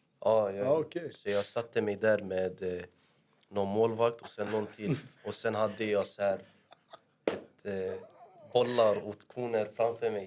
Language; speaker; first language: Swedish; early bilingual, other home language; Arabic